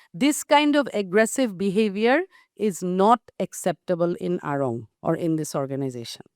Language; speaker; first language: English; non-native, local second language; Bangla